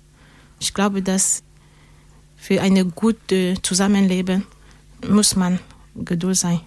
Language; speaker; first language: German; non-native, learner; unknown